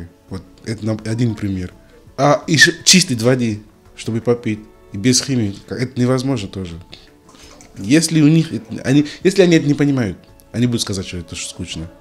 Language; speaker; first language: Russian; non-native, learner; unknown